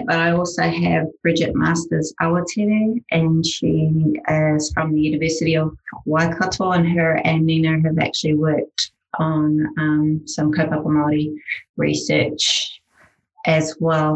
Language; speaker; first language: English; native; English